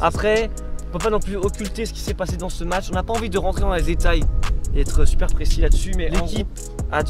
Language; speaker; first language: French; native; French